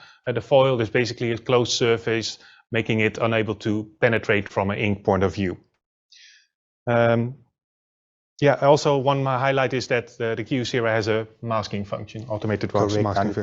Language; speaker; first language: English; non-native, fluent; Dutch